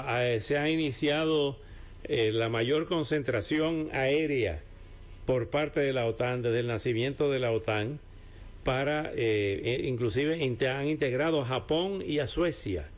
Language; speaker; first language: Spanish; native; Spanish